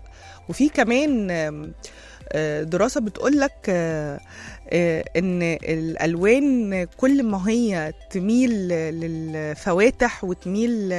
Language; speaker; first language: Arabic; native; Arabic